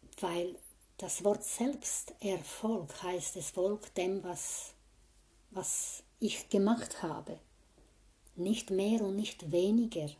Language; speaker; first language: German; non-native, fluent; Croatian